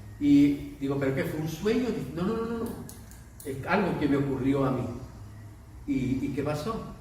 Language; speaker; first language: Spanish; native; Spanish